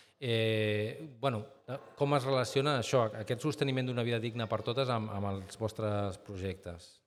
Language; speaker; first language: Catalan; native; Catalan